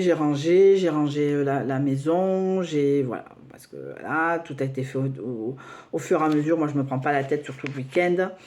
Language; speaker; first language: French; native; French